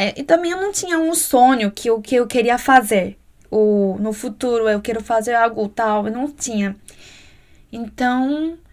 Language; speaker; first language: Portuguese; non-native, fluent; Korean